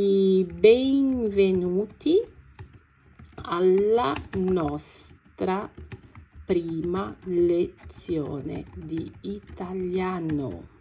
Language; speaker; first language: Italian; non-native, fluent; Portuguese